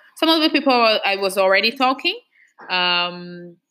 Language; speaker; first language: English; non-native, fluent; Portuguese